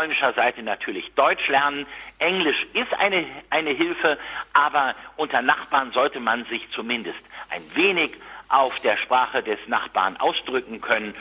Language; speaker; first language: German; native; German